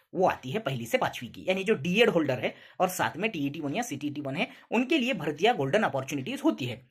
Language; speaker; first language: Hindi; non-native, local second language; Urdu